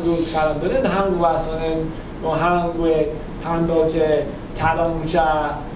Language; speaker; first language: Korean; non-native, fluent; English